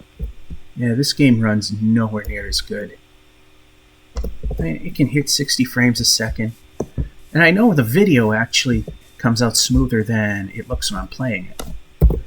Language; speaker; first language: English; native; English